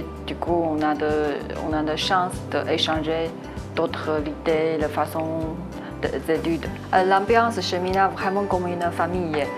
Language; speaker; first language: French; non-native, learner; Chinese